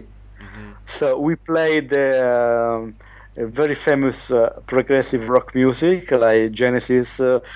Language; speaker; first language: English; non-native, learner; Italian